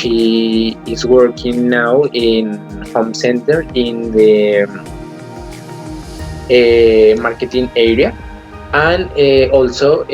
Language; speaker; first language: English; non-native, learner; Spanish